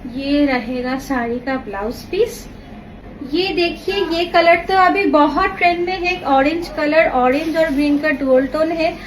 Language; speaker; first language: Hindi; non-native, local second language; Bangla